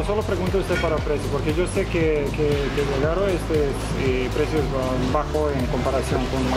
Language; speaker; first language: Spanish; non-native, learner; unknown